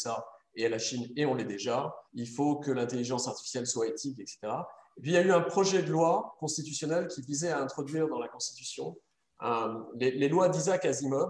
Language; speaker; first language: French; native; French